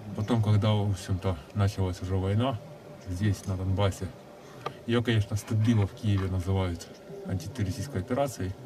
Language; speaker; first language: Russian; native; Russian